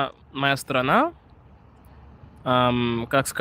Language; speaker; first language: Russian; non-native, learner; Shona